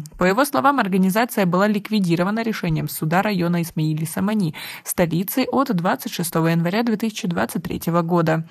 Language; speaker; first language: Russian; non-native, local second language; Tajik